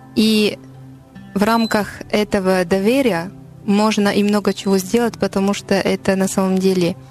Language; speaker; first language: Russian; non-native, learner; French